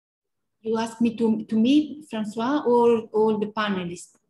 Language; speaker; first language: English; non-native, learner; Italian